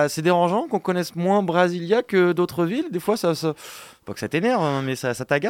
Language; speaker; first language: French; native; French